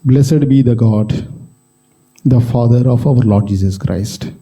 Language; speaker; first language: English; non-native, local second language; Telugu